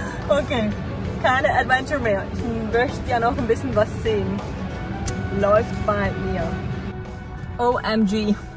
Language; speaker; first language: German; native; German